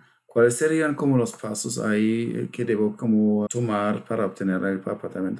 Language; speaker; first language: Spanish; non-native, fluent; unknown